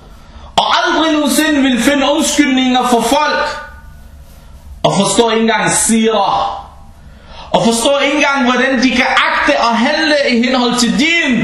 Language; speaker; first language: Danish; non-native, fluent; Arabic